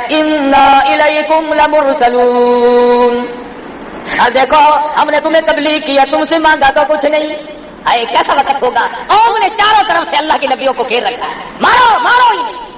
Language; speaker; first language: Urdu; non-native, local second language; Saraiki